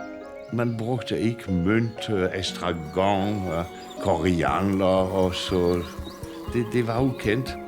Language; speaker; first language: Danish; non-native, fluent; French